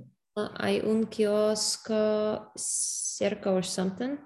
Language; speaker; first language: Spanish; non-native, learner; English